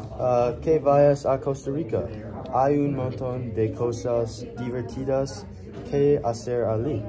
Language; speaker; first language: Spanish; non-native, learner; English